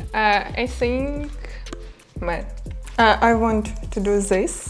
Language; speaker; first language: English; non-native, learner; Ukrainian